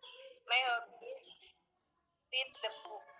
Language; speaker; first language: English; non-native, learner; Indonesian